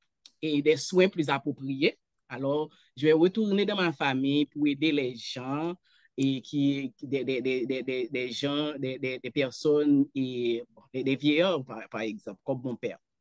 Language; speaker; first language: French; non-native, local second language; Haitian Creole